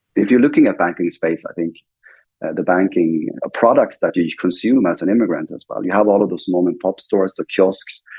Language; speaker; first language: English; non-native, fluent; Swedish